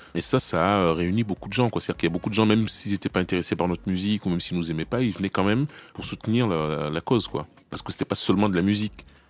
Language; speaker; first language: French; native; French